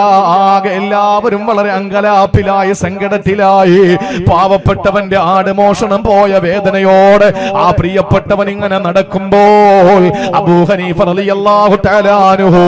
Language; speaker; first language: Malayalam; native; Malayalam